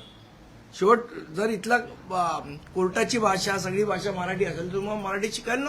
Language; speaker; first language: Marathi; native; Marathi